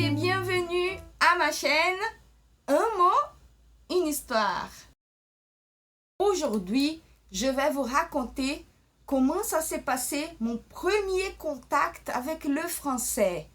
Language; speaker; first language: French; early bilingual, other home language; Portuguese